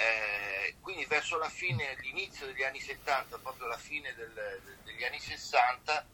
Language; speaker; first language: Italian; native; Italian